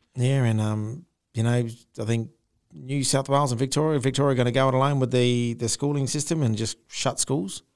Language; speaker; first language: English; native; English